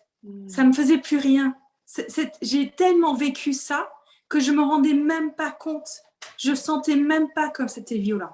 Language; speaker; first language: French; native; French